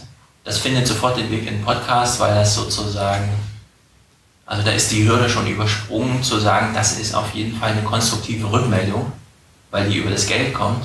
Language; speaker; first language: German; native; German